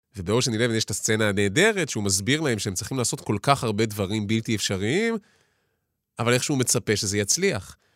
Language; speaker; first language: Hebrew; native; Hebrew